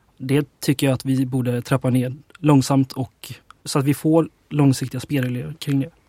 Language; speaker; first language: Swedish; early bilingual, other home language; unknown